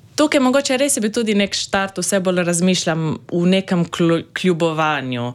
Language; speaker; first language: Slovenian; native; Slovenian